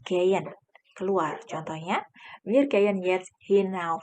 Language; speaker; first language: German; non-native, fluent; Indonesian